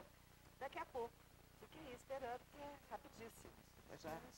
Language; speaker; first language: Portuguese; native; Portuguese